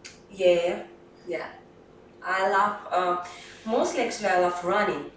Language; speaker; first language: English; non-native, fluent; Russian